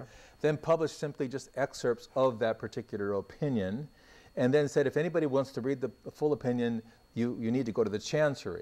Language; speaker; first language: English; native; English